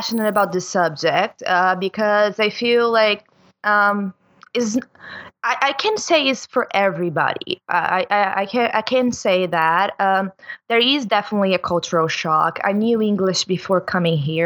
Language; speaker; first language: English; non-native, fluent; Portuguese